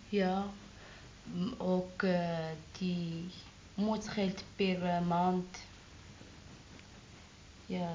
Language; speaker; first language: Dutch; non-native, learner; Arabic